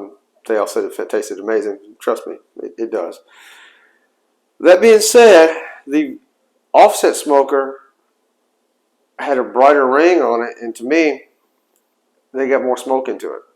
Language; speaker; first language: English; native; English